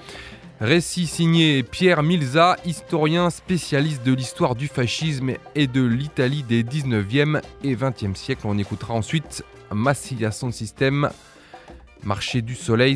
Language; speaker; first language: French; native; French